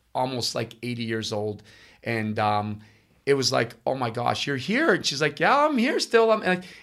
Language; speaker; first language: English; non-native, fluent; Italian